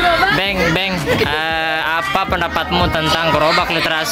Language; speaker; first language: Indonesian; native; Indonesian